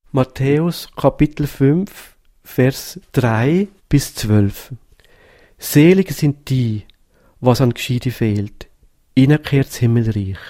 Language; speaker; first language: German; native; German